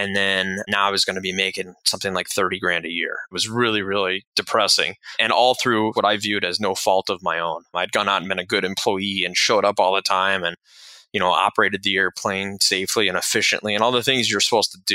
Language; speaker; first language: English; native; English